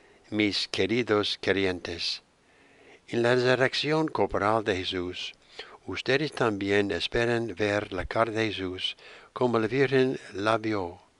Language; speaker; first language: Spanish; non-native, fluent; English